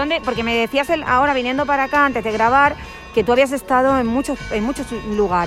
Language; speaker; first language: Spanish; native; Spanish